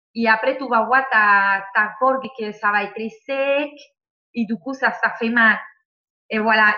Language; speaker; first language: French; non-native, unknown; Spanish